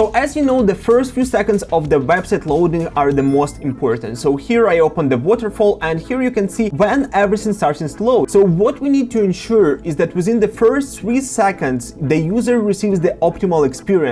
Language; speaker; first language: English; non-native, fluent; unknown